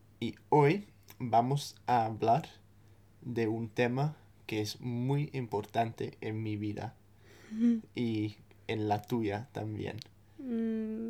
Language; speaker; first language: Spanish; non-native, fluent; English